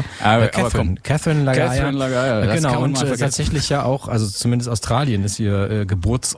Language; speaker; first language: German; native; German